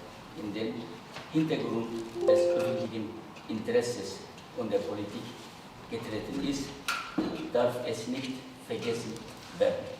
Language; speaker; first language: German; non-native, fluent; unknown